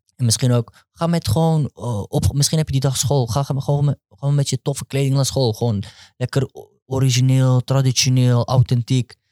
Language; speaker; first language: Dutch; early bilingual, other home language; Turkish